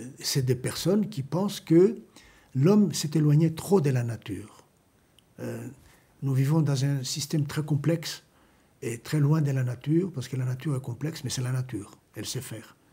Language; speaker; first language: French; non-native, fluent; Greek